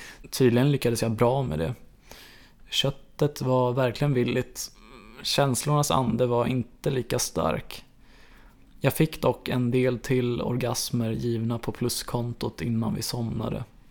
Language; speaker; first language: Swedish; native; Swedish